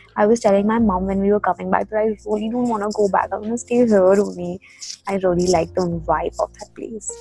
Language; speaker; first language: English; non-native, local second language; Punjabi